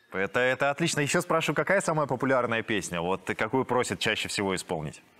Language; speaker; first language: Russian; native; Russian